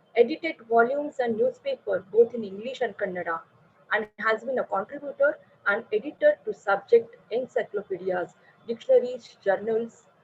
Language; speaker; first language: English; non-native, local second language; Marathi